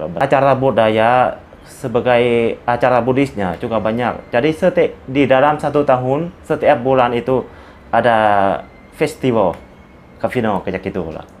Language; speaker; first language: Indonesian; non-native, learner; Lao